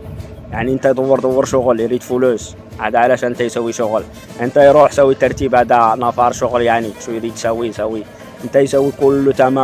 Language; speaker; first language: Arabic; non-native, learner; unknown